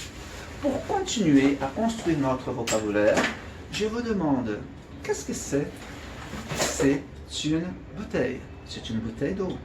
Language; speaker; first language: French; non-native, fluent; Portuguese